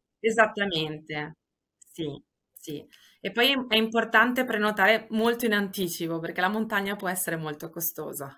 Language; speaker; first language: Italian; native; Italian